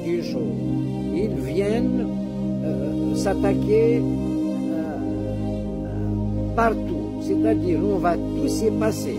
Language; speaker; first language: French; non-native, local second language; Kabyle